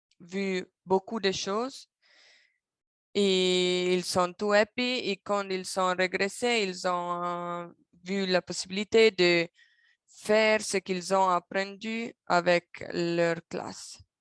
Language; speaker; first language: French; non-native, local second language; Italian